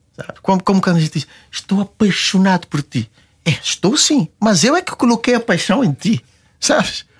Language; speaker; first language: Portuguese; non-native, local second language; Kabuverdianu